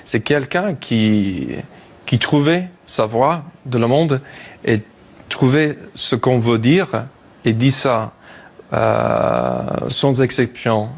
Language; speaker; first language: French; non-native, learner; English